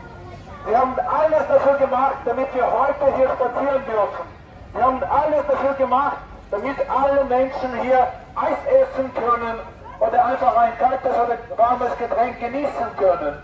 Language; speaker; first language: German; non-native, fluent; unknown